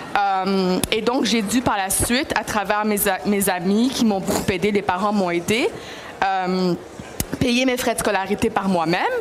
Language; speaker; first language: French; early bilingual, other home language; Greek